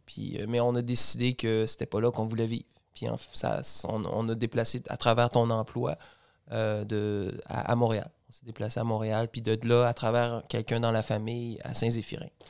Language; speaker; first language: French; native; French